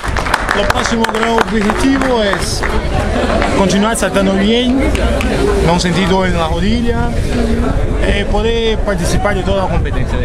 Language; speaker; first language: Spanish; non-native, learner; Portuguese